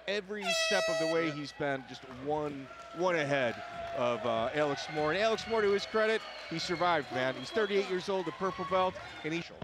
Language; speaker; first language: English; native; English